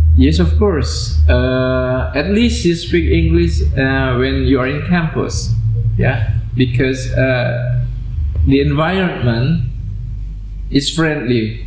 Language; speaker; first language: English; non-native, fluent; Indonesian